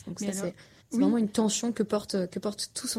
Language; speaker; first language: French; native; French